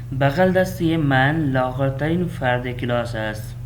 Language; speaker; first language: Persian; non-native, fluent; Urdu